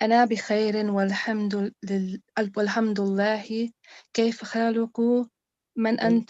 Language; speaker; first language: Arabic; non-native, learner; English